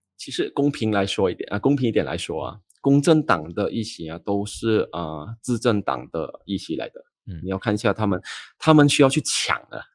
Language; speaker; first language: Chinese; native; Chinese